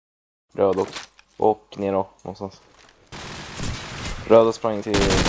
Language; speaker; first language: Swedish; native; Swedish